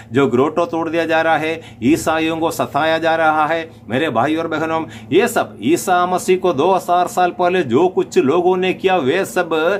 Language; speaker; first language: Hindi; non-native, local second language; Malayalam